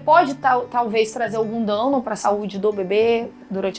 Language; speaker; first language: Portuguese; native; Portuguese